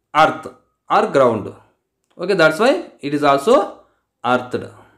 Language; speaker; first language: English; non-native, local second language; Telugu